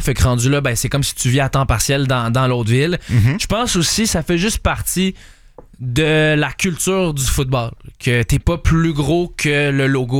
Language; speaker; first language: French; native; French